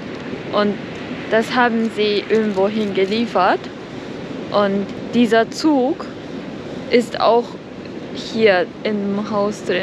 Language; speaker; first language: German; non-native, fluent; Japanese